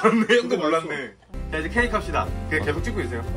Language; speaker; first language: Korean; native; Korean